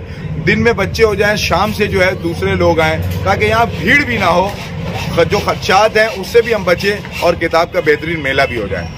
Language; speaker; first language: Hindi; native; Hindi